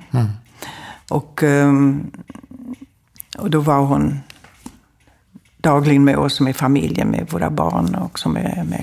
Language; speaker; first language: Swedish; non-native, fluent; German